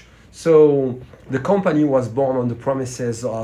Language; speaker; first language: English; non-native, fluent; French